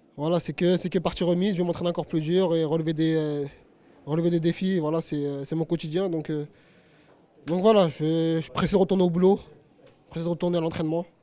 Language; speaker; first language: French; native; French